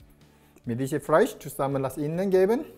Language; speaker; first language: German; non-native, learner; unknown